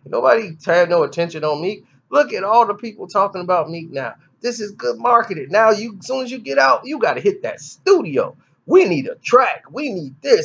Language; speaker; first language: English; native; English